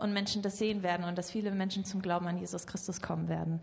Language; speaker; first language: German; native; German